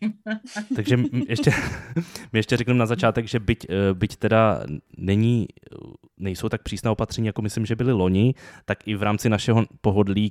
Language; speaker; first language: Czech; native; Czech